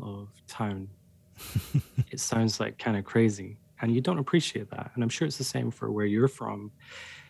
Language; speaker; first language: English; native; English